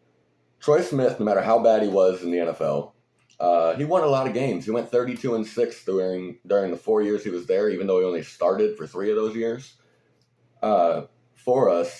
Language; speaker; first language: English; native; English